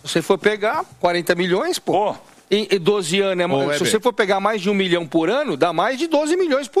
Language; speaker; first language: Portuguese; native; Portuguese